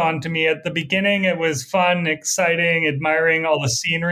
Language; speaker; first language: English; native; English